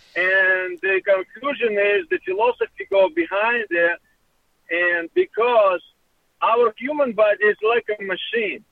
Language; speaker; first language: English; non-native, learner; Russian